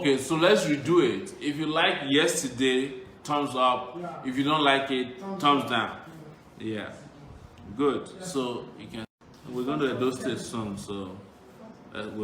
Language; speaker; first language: English; non-native, local second language; Yoruba